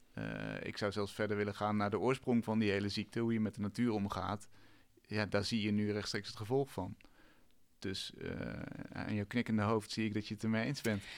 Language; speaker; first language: Dutch; native; Dutch